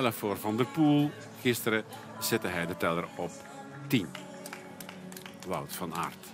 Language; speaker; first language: Dutch; native; Dutch